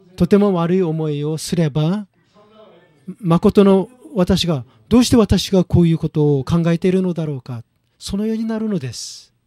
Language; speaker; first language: Japanese; non-native, fluent; Korean